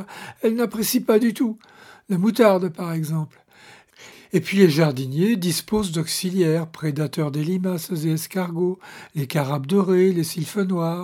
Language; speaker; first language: French; native; French